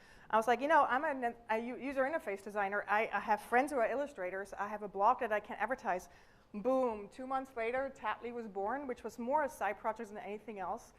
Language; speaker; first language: English; non-native, fluent; German